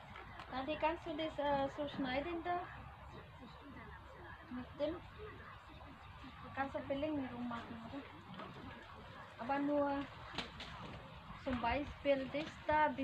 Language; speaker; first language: German; non-native, fluent; Cebuano